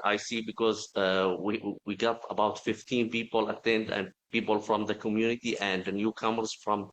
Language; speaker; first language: English; non-native, fluent; Arabic